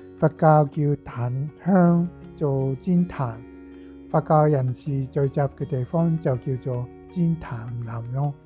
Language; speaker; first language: Cantonese; non-native, fluent; Japanese